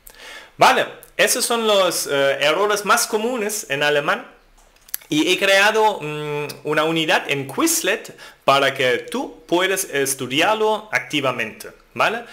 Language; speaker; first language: Spanish; non-native, fluent; German